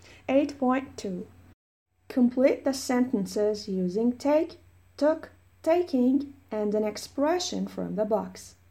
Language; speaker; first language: English; non-native, fluent; Persian